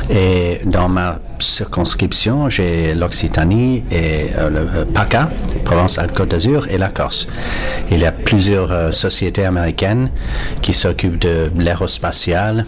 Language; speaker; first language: French; non-native, fluent; English